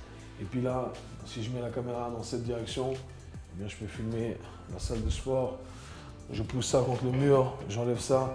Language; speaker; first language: French; native; French